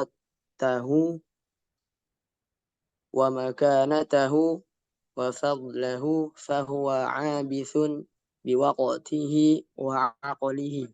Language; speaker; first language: Arabic; non-native, learner; Indonesian